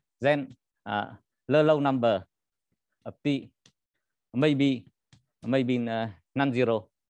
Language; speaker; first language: English; non-native, learner; Vietnamese